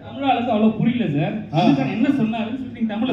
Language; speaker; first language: Tamil; native; Tamil